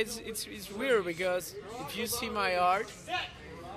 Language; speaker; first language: English; non-native, fluent; Spanish